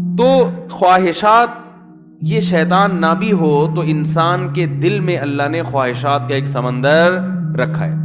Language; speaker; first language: Urdu; native; Urdu